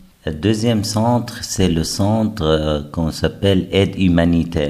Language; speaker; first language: French; non-native, fluent; Arabic